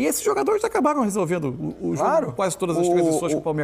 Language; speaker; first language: Portuguese; native; Portuguese